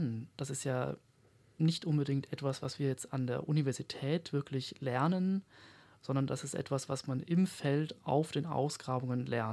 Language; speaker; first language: German; native; German